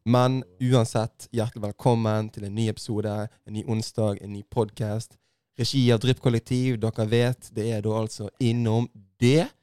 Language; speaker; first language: Norwegian; native; Norwegian